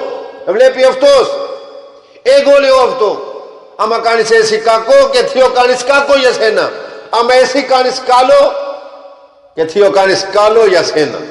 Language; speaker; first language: Greek; non-native, learner; Punjabi